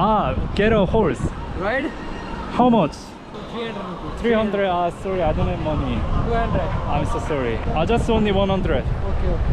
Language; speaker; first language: English; non-native, learner; Korean